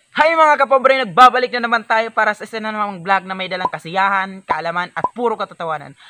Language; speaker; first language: Filipino; non-native, local second language; Waray